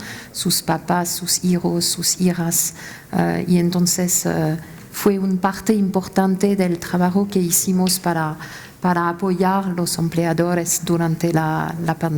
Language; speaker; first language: Spanish; non-native, fluent; French